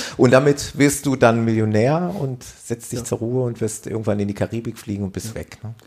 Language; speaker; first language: German; native; German